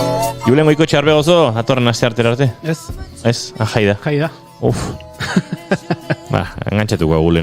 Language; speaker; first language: Basque; native; Basque